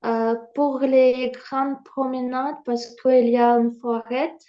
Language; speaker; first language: French; non-native, learner; Ukrainian